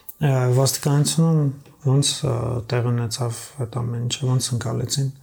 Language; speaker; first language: Armenian; native; Armenian